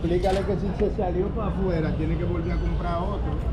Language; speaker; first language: Spanish; native; Spanish